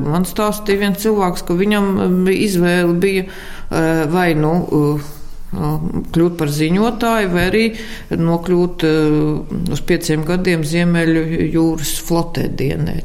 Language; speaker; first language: Latvian; native; Latvian